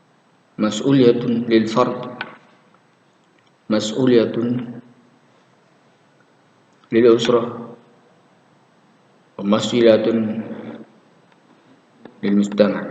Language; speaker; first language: Arabic; non-native, fluent; Indonesian